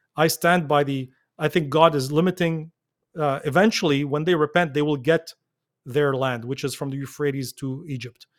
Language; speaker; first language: English; non-native, fluent; Arabic